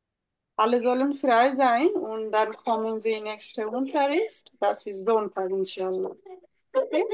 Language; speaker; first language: German; non-native, learner; Bangla